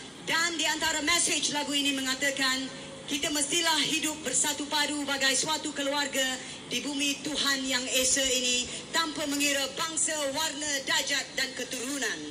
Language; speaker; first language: Malay; native; Malay